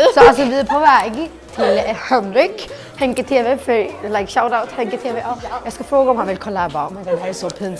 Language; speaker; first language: Swedish; native; Swedish